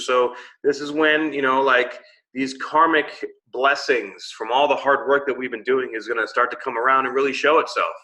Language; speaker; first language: English; native; English